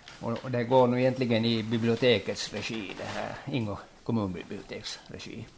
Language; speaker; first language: Swedish; native; Swedish